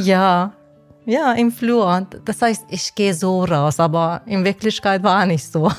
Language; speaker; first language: German; non-native, learner; Persian